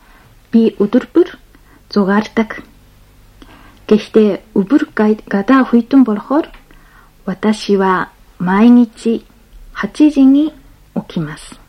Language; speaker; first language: Mongolian; non-native, fluent; Japanese